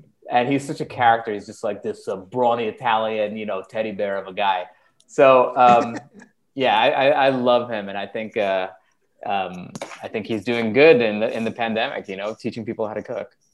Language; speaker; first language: English; early bilingual, other home language; Persian